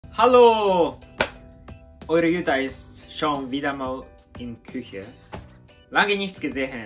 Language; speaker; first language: German; non-native, learner; Japanese